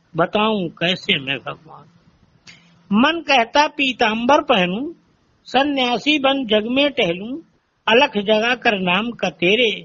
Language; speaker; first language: Hindi; native; Hindi